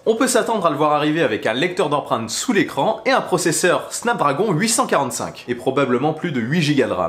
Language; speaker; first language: French; native; French